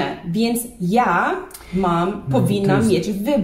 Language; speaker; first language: Polish; non-native, learner; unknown